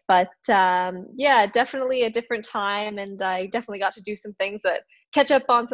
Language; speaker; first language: English; native; English